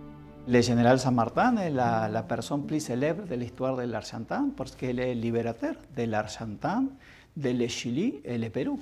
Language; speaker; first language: French; non-native, learner; Spanish